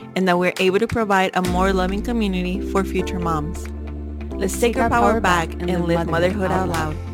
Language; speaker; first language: English; early bilingual, other home language; Spanish